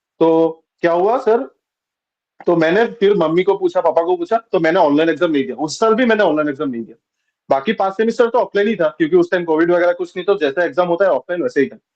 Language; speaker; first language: Hindi; non-native, local second language; Bangla